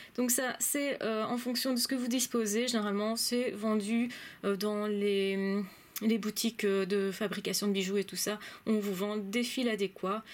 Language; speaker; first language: French; native; French